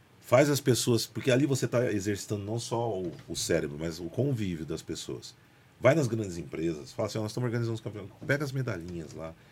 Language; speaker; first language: Portuguese; native; Portuguese